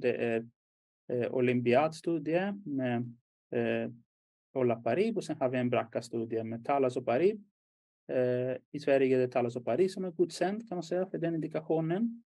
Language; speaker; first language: Swedish; non-native, fluent; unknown